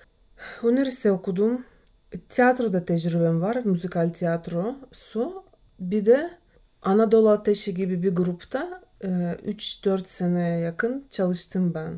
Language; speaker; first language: Turkish; non-native, fluent; Russian